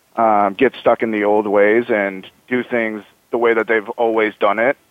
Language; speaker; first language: English; native; English